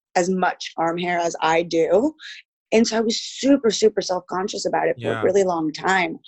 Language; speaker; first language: English; early bilingual, other home language; Spanish